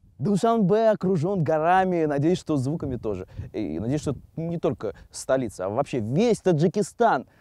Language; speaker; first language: Russian; native; Russian